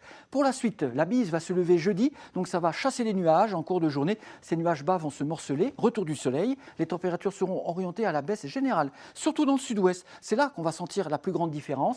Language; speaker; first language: French; native; French